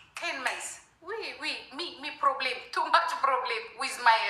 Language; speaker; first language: English; non-native, learner; Amharic